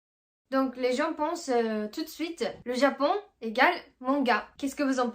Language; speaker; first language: French; non-native, fluent; Japanese